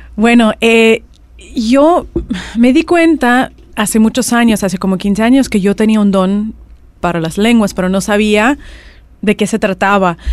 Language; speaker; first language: Spanish; non-native, fluent; Russian